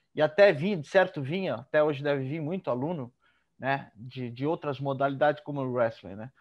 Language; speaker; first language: Portuguese; native; Portuguese